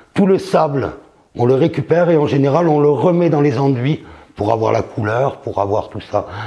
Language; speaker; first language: French; native; French